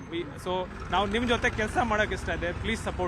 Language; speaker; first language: Kannada; non-native, fluent; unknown